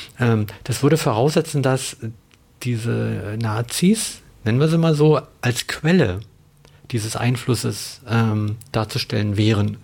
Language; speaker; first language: German; native; German